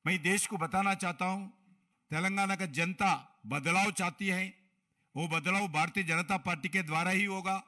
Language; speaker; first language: Hindi; non-native, local second language; Telugu